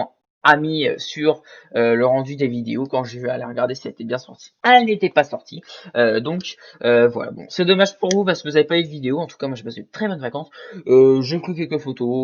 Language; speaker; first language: French; native; French